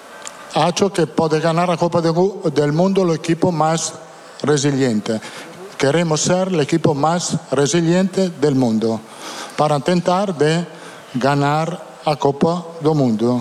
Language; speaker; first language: Portuguese; non-native, fluent; Italian